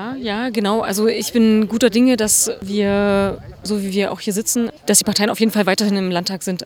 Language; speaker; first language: German; native; German